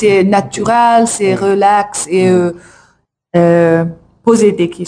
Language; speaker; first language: French; non-native, learner; English